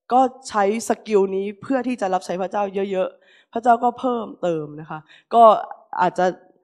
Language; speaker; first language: Thai; native; Thai